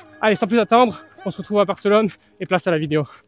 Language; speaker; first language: French; native; French